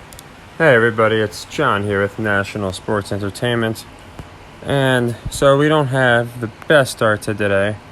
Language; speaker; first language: English; native; English